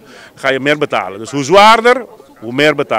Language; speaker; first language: Dutch; non-native, local second language; Papiamento